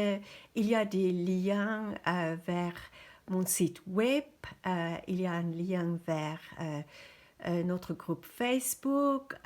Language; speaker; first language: French; non-native, fluent; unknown